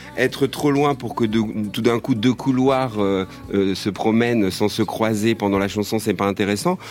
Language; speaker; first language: French; native; French